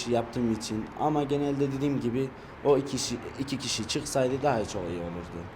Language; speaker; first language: Turkish; non-native, fluent; Arabic